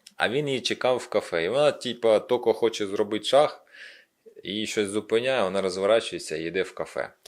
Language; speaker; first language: Ukrainian; non-native, local second language; Russian